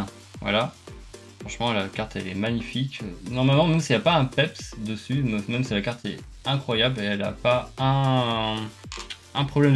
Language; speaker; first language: French; native; French